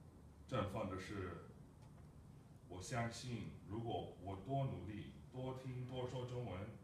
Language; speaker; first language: Chinese; non-native, fluent; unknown